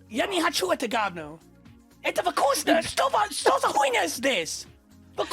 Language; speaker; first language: Russian; non-native, learner; English